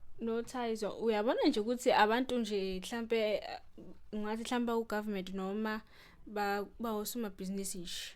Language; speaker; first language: Zulu; native; Zulu